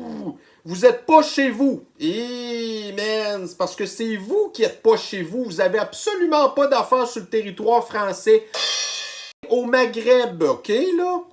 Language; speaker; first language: French; native; French